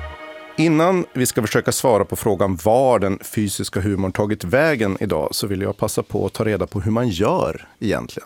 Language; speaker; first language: Swedish; native; Swedish